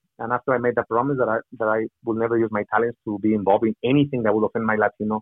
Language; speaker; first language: English; non-native, fluent; Spanish